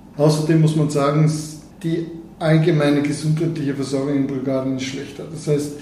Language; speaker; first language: German; non-native, fluent; Bulgarian